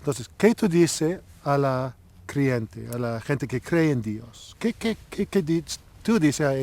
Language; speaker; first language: Spanish; non-native, learner; English